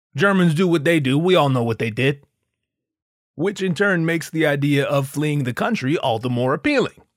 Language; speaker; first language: English; native; English